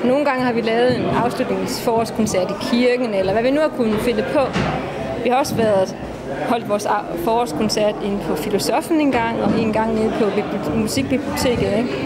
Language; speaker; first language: Danish; native; Danish